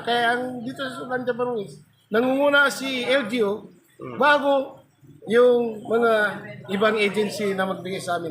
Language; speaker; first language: Filipino; non-native, local second language; Maguindanaon